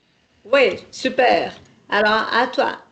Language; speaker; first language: French; non-native, fluent; Portuguese